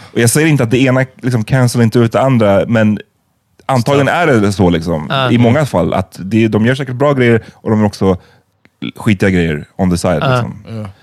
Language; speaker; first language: Swedish; native; Swedish